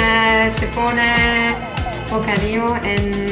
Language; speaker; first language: Spanish; non-native, learner; German